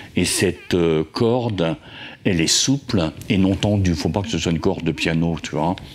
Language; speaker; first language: French; native; French